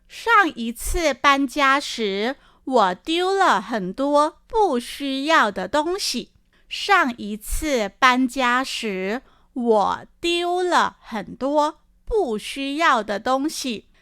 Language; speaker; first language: Chinese; non-native, fluent; Thai